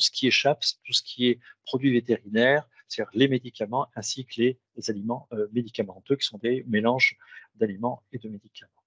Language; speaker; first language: French; native; French